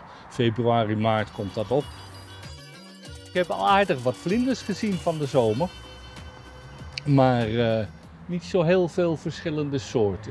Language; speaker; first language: Dutch; native; Dutch